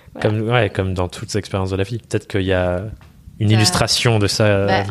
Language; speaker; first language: French; native; French